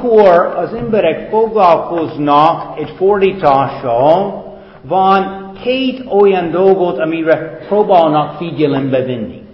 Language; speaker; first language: Hungarian; non-native, fluent; English